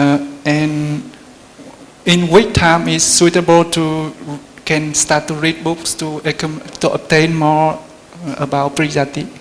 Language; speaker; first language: English; non-native, learner; Vietnamese